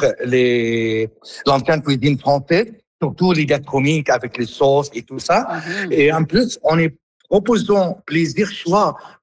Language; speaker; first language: French; native; French